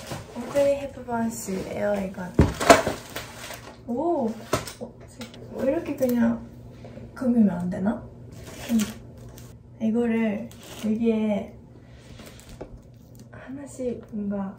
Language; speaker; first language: Korean; non-native, fluent; Japanese